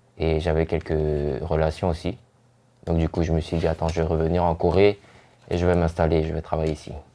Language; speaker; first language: French; non-native, local second language; Korean